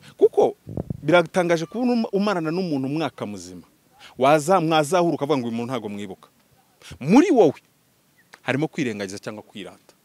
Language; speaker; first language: Kinyarwanda; early bilingual, heritage; Kinyarwanda